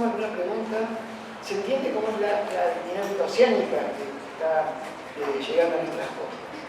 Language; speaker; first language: Spanish; native; Spanish